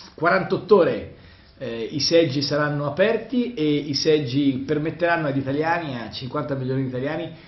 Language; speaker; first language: Italian; native; Italian